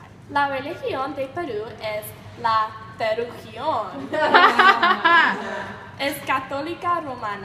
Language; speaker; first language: Spanish; non-native, learner; English